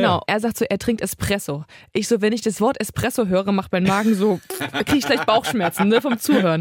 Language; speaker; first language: German; native; German